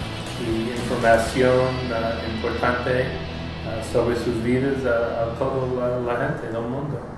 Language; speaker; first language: Spanish; non-native, fluent; English